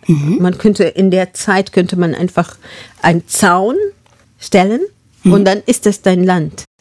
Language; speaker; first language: German; non-native, fluent; Masai